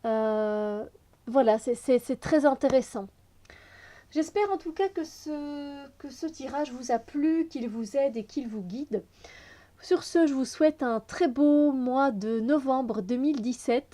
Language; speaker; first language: French; native; French